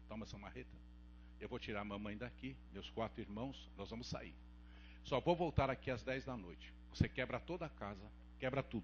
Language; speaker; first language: Portuguese; native; Portuguese